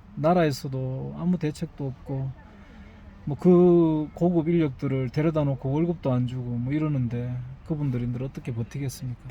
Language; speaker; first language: Korean; native; Korean